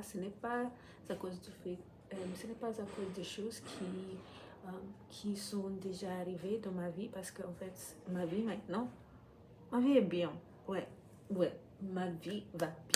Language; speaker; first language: French; non-native, fluent; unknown